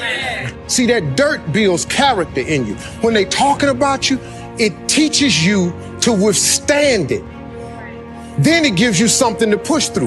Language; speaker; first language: English; native; English